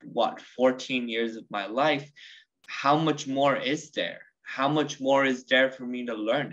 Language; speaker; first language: English; early bilingual, other home language; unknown